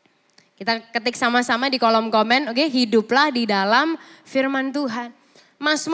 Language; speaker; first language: Indonesian; native; Indonesian